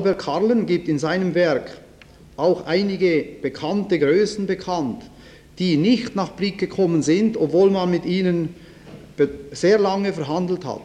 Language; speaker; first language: German; native; German